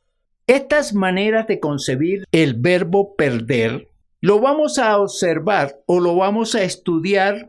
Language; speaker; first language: Spanish; native; Spanish